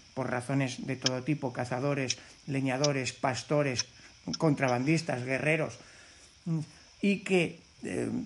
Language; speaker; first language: Spanish; native; Spanish